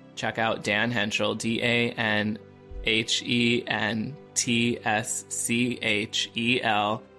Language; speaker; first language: English; native; English